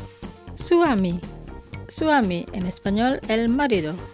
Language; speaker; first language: Spanish; non-native, fluent; Indonesian